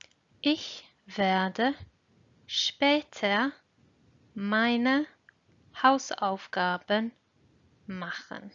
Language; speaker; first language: German; non-native, fluent; English